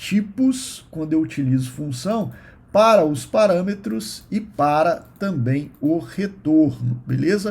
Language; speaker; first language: Portuguese; native; Portuguese